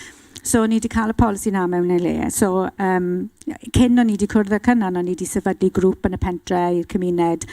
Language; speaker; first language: Welsh; non-native, local second language; English